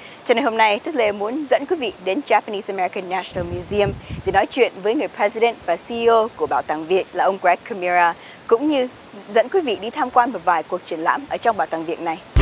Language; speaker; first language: Vietnamese; early bilingual, heritage; Vietnamese